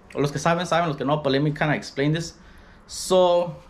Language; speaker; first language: English; early bilingual, other home language; Spanish